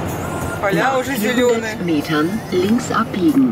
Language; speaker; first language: Russian; native; Russian